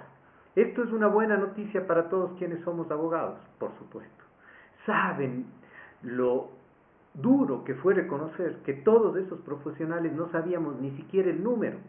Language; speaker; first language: Spanish; native; Spanish